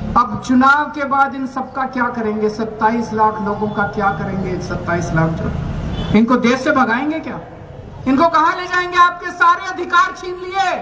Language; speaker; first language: Hindi; native; Hindi